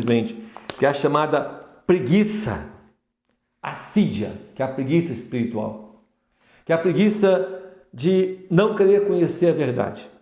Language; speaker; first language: Portuguese; native; Portuguese